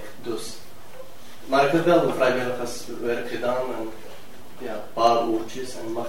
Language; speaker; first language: Dutch; non-native, learner; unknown